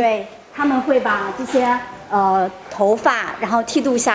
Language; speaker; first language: Chinese; native; Chinese